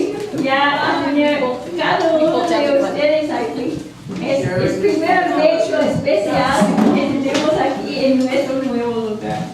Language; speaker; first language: Spanish; non-native, learner; English